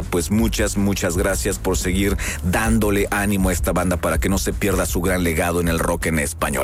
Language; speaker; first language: Spanish; native; Spanish